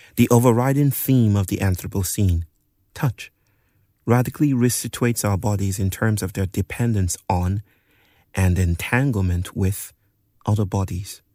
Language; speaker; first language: English; non-native, local second language; Yoruba